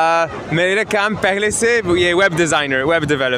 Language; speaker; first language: Hindi; non-native, learner; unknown